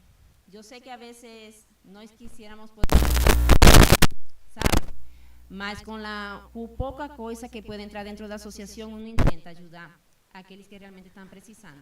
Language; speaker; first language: Portuguese; non-native, fluent; Spanish